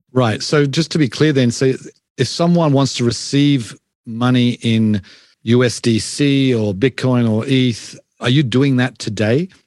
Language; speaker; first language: English; native; English